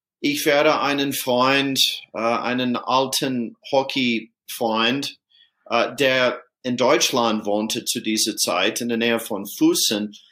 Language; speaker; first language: German; non-native, fluent; English